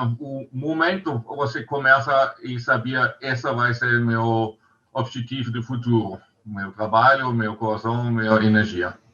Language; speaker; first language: Portuguese; non-native, learner; German